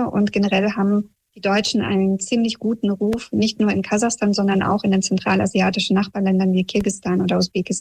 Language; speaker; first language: German; early bilingual, other home language; Russian